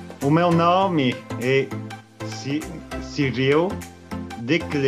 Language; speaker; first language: Portuguese; non-native, fluent; French